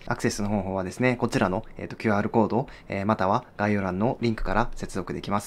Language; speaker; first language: Japanese; non-native, fluent; Korean